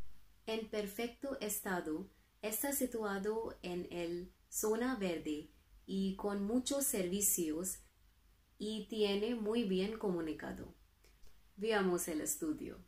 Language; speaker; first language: Spanish; non-native, learner; Hindi